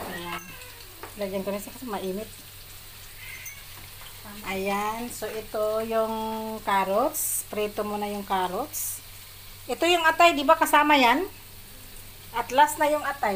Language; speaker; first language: Filipino; non-native, local second language; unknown